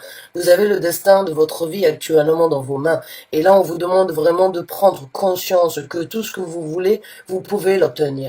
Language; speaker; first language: French; native; French